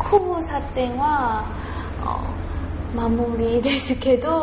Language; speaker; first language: Japanese; non-native, learner; Korean